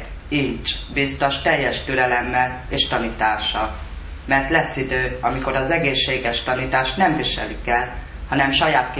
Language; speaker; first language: Hungarian; native; Hungarian